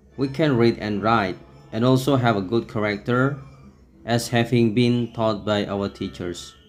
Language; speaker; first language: English; non-native, fluent; Indonesian